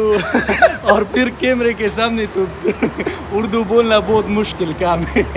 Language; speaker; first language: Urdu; non-native, local second language; Pashto